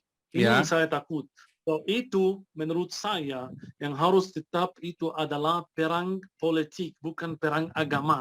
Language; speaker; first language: Indonesian; non-native, fluent; Arabic